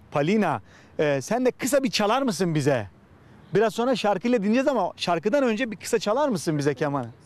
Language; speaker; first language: Turkish; native; Turkish